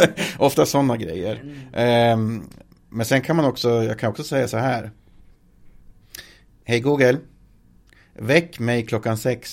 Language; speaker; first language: Swedish; native; Swedish